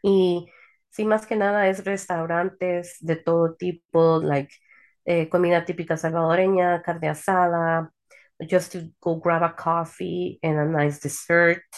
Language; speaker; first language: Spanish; early bilingual, heritage; Spanish